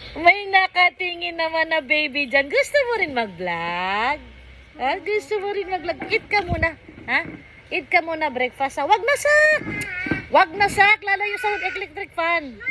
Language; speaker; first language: Filipino; native; Filipino